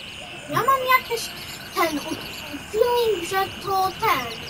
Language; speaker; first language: Polish; early bilingual, heritage; Polish